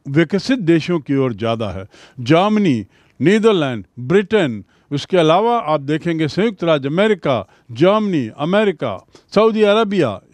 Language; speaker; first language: Hindi; native; Hindi